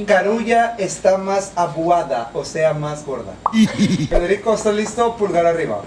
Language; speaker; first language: Spanish; native; Spanish